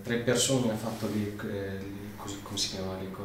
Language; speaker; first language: Italian; non-native, learner; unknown